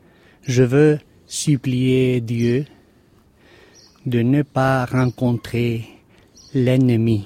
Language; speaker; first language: French; non-native, fluent; Spanish